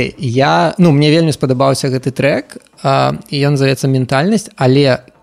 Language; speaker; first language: Belarusian; non-native, local second language; Russian